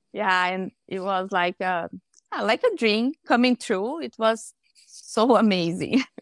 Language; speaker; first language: English; non-native, fluent; Portuguese